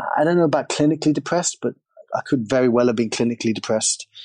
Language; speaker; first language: English; native; English